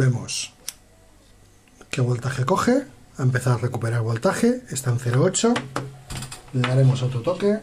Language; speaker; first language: Spanish; native; Spanish